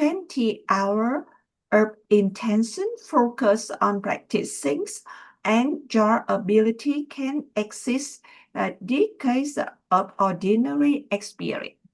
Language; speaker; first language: English; non-native, learner; Vietnamese